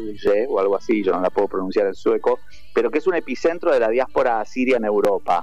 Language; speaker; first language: Spanish; native; Spanish